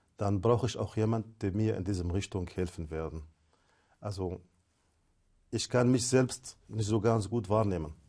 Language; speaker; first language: German; non-native, fluent; Arabic